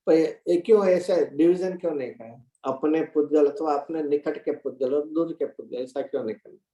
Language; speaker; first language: Hindi; non-native, local second language; Gujarati